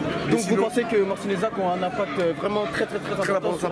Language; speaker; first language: French; native; French